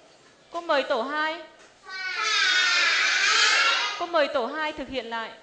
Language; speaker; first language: Vietnamese; native; Vietnamese